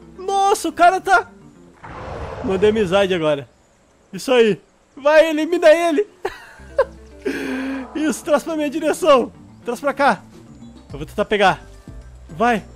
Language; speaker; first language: Portuguese; native; Portuguese